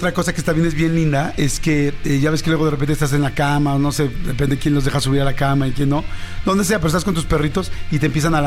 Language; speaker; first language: Spanish; native; Spanish